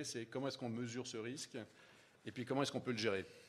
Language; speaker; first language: French; native; French